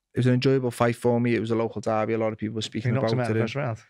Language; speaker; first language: English; native; English